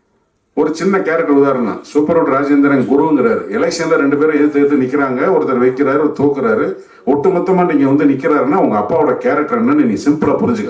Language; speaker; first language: Tamil; native; Tamil